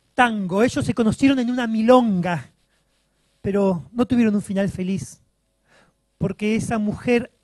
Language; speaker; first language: Spanish; native; Spanish